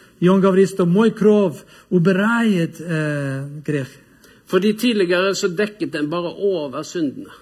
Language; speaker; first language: Russian; non-native, learner; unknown